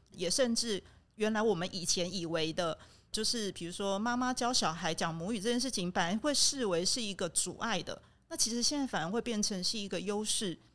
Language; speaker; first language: Chinese; native; Chinese